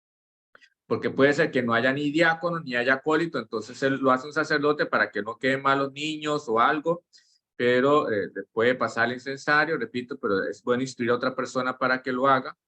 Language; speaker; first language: Spanish; native; Spanish